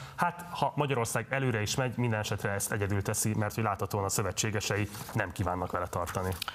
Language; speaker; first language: Hungarian; native; Hungarian